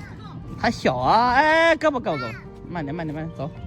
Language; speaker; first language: Chinese; native; Chinese